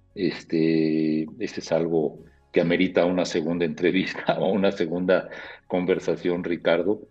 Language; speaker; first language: Spanish; native; Spanish